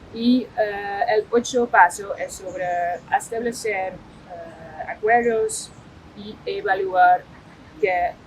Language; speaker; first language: Spanish; non-native, fluent; Dutch